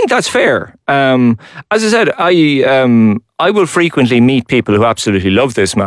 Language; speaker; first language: English; native; English